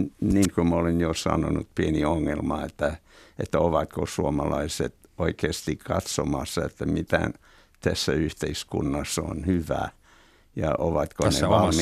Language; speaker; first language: Finnish; non-native, fluent; English